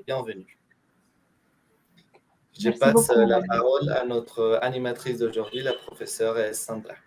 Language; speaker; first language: French; non-native, fluent; Spanish